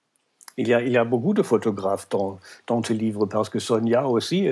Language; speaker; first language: French; non-native, fluent; German